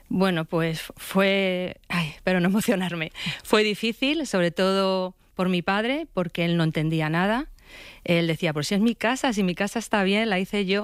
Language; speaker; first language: Spanish; native; Spanish